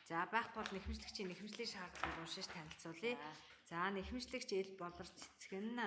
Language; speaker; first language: Mongolian; native; Mongolian